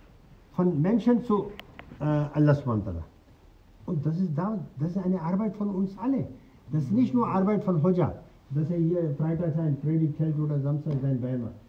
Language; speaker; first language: German; non-native, fluent; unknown